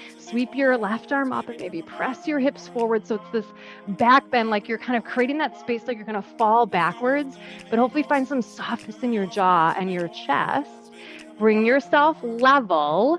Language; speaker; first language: English; native; English